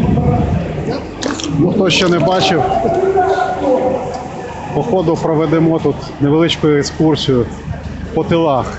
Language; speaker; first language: Ukrainian; native; Ukrainian